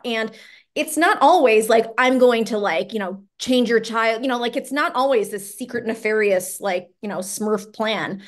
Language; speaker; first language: English; native; English